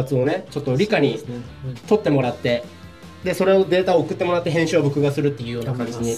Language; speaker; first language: Japanese; native; Japanese